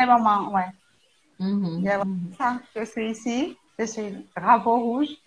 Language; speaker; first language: French; non-native, learner; Portuguese